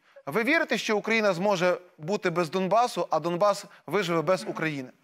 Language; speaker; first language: Ukrainian; native; Ukrainian